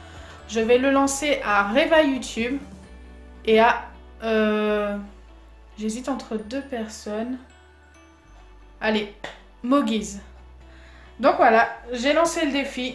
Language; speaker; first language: French; native; French